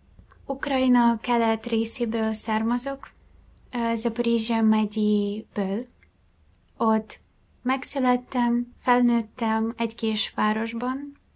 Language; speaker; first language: Hungarian; non-native, fluent; Ukrainian